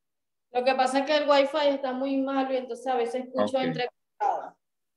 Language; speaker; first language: Spanish; native; Spanish